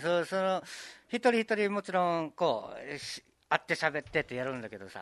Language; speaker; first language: Japanese; native; Japanese